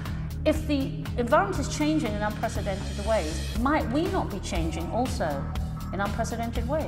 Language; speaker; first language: English; native; English